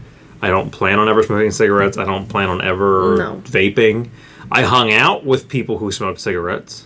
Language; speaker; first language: English; native; English